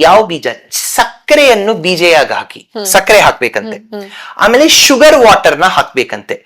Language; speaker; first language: Kannada; non-native, local second language; Tamil